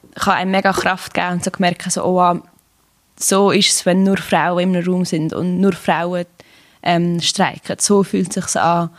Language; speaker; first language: German; native; German